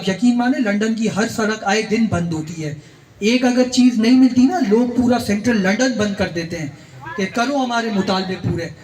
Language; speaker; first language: Urdu; native; Urdu